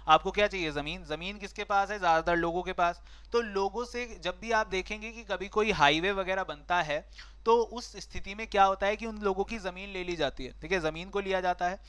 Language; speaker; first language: Hindi; native; Hindi